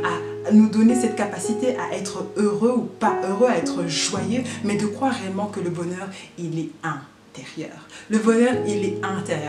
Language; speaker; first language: French; native; French